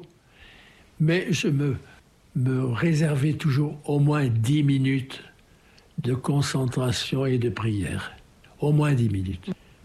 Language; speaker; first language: French; native; French